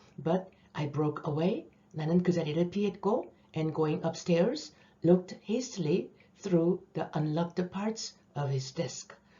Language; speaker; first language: English; non-native, fluent; Korean